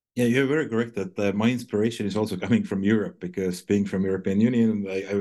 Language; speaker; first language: English; non-native, fluent; Estonian